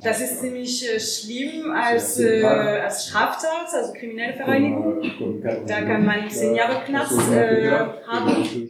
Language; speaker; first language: German; non-native, learner; French